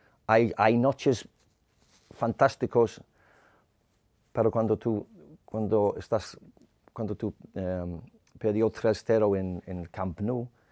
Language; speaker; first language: Spanish; non-native, learner; English